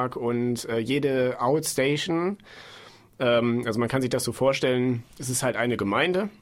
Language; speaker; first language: German; native; German